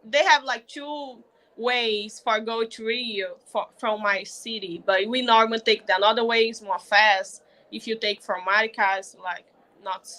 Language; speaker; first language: English; non-native, learner; Portuguese